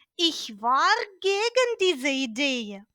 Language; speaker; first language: German; non-native, fluent; Ukrainian